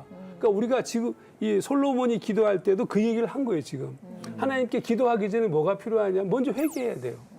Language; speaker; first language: Korean; native; Korean